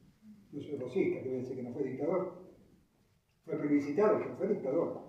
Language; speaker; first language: Spanish; native; Spanish